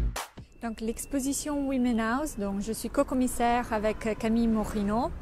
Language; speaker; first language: French; non-native, fluent; Italian